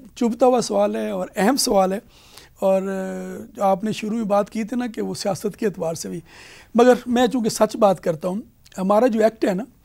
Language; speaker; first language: Urdu; native; Urdu